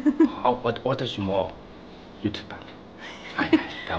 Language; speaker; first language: Japanese; non-native, learner; Chinese